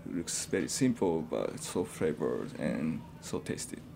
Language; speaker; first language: English; non-native, fluent; Japanese